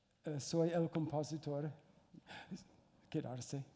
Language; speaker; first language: Spanish; non-native, learner; English